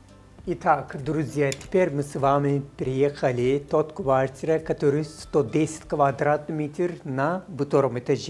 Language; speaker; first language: Russian; non-native, fluent; Turkish